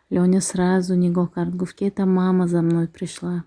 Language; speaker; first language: Russian; non-native, local second language; Tajik